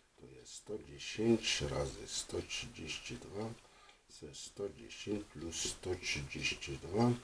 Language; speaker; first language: Polish; non-native, fluent; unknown